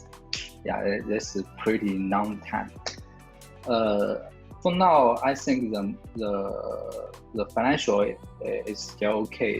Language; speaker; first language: English; non-native, learner; Chinese